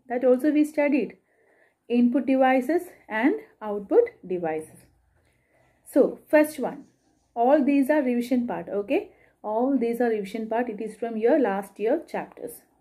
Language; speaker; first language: English; non-native, local second language; Malayalam